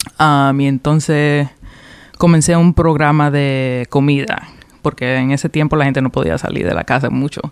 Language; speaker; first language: Spanish; early bilingual, heritage; Spanish